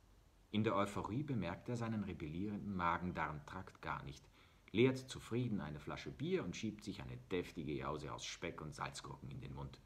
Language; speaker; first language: German; native; German